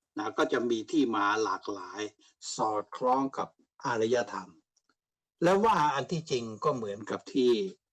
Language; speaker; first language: Thai; native; Thai